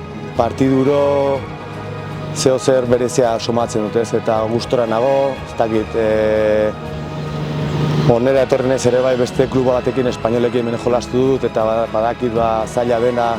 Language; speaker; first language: Basque; non-native, local second language; Spanish